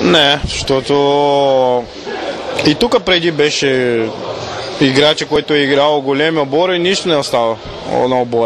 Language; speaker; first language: Bulgarian; non-native, learner; Portuguese